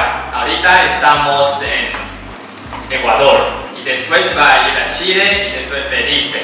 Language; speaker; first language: Spanish; non-native, fluent; Chinese